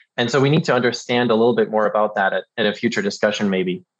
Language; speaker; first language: English; early bilingual, other home language; German